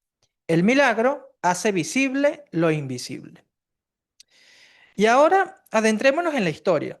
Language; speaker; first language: Spanish; native; Spanish